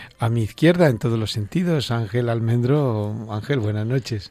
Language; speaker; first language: Spanish; native; Spanish